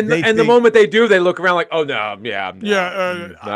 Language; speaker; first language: English; native; English